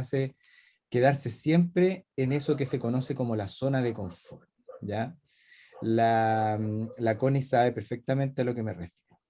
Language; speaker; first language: Spanish; native; Spanish